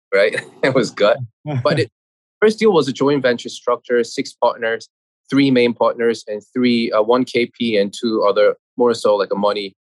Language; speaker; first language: English; non-native, fluent; Korean